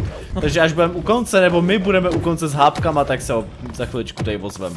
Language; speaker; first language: Czech; native; Czech